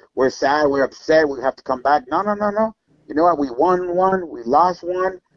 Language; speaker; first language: English; non-native, fluent; Spanish